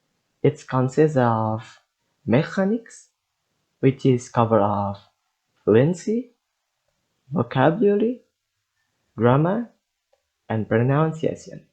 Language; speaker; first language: English; non-native, learner; Indonesian